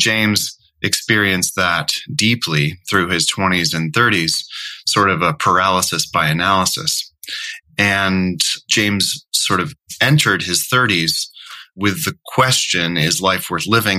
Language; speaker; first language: English; native; English